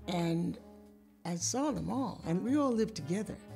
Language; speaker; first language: English; native; English